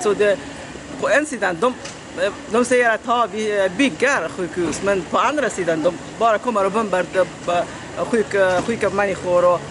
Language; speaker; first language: Swedish; non-native, local second language; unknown